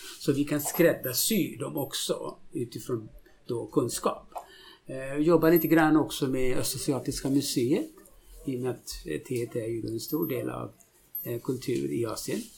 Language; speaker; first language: Swedish; non-native, fluent; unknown